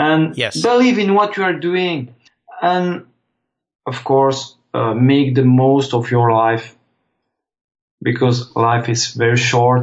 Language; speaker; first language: English; non-native, fluent; French